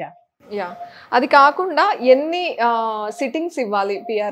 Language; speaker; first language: Telugu; native; Telugu